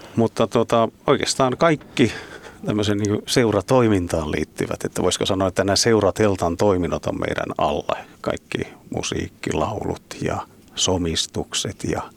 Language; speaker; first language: Finnish; native; Finnish